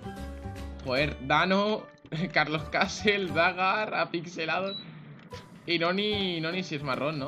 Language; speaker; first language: Spanish; native; Spanish